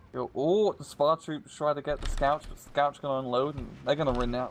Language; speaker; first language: English; native; English